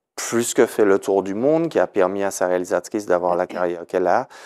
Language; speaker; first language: French; native; French